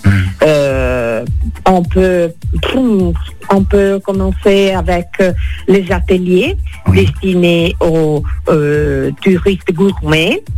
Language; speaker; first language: French; non-native, fluent; Italian